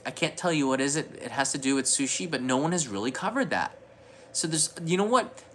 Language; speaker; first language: English; native; English